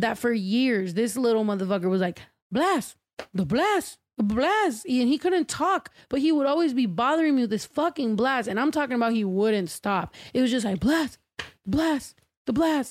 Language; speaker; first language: English; early bilingual, other home language; Spanish